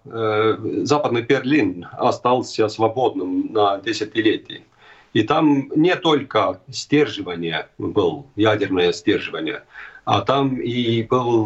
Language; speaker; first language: Russian; non-native, fluent; Estonian